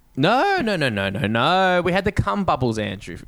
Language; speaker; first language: English; native; English